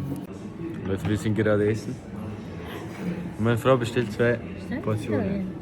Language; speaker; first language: German; early bilingual, other home language; Bosnian